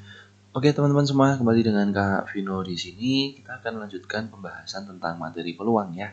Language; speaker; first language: Indonesian; native; Indonesian